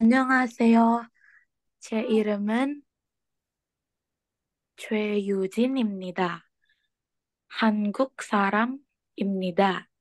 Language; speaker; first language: Korean; non-native, learner; Indonesian